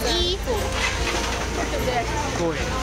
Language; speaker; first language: Chinese; non-native, local second language; Cantonese